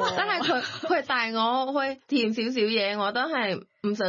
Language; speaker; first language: Cantonese; non-native, learner; Thai